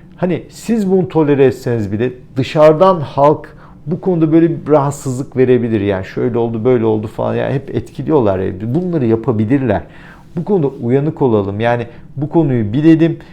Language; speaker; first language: Turkish; native; Turkish